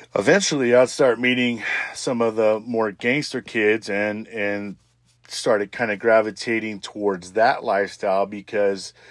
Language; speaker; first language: English; native; English